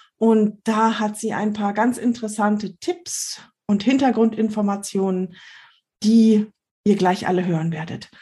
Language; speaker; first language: German; native; German